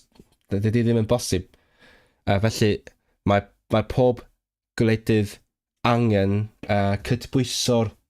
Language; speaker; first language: Welsh; non-native, fluent; Cantonese